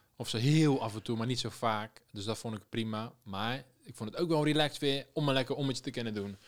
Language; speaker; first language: Dutch; native; Dutch